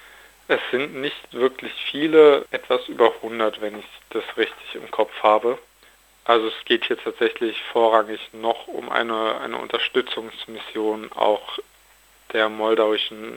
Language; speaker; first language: German; native; German